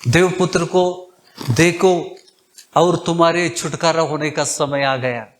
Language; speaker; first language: Hindi; non-native, local second language; Kannada